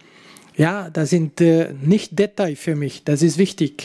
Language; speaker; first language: German; non-native, local second language; French